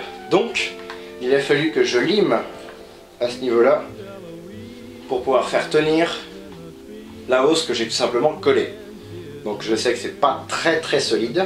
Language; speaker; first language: French; native; French